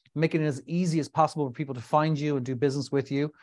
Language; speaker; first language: English; native; English